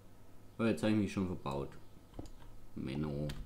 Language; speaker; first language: German; native; German